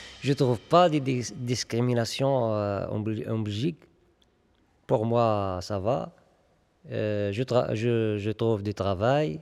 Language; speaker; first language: French; non-native, learner; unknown